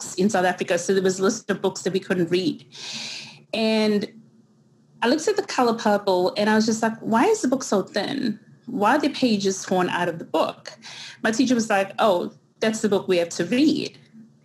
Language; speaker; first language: English; native; English